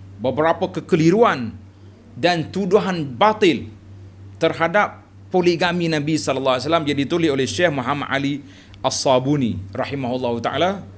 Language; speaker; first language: Malay; native; Malay